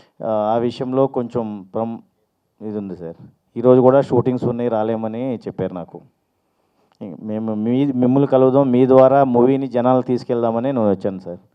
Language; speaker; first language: Telugu; native; Telugu